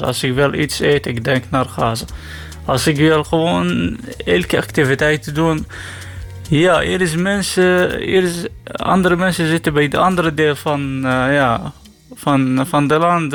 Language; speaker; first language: Dutch; non-native, learner; Arabic